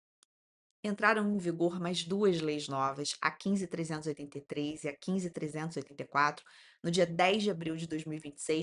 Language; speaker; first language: Portuguese; native; Portuguese